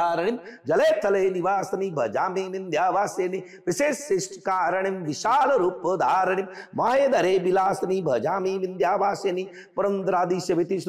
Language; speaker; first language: Hindi; native; Hindi